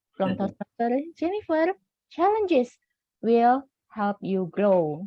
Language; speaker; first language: English; non-native, fluent; Indonesian